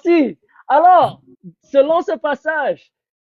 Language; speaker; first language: French; non-native, fluent; English